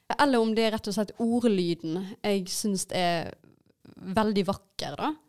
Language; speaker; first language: Norwegian; native; Norwegian